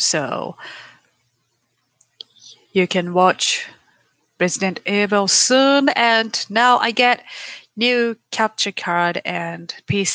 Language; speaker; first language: English; non-native, learner; Japanese